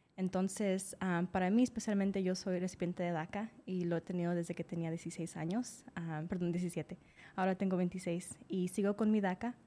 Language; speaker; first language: Spanish; early bilingual, other home language; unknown